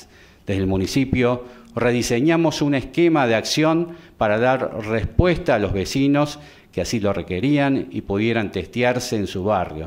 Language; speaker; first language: Spanish; native; Spanish